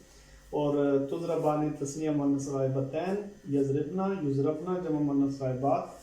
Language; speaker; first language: Urdu; native; Urdu